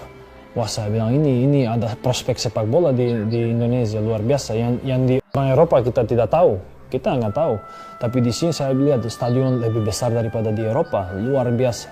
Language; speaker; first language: Indonesian; non-native, fluent; Serbian